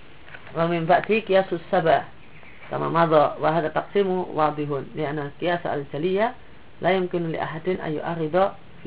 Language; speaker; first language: Arabic; non-native, fluent; Indonesian